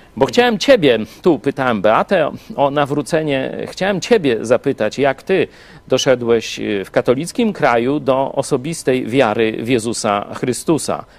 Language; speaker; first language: Polish; native; Polish